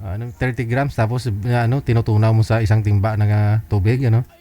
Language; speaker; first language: Filipino; native; Filipino